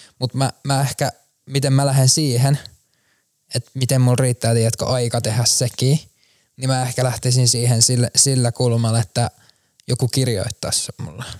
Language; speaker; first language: Finnish; native; Finnish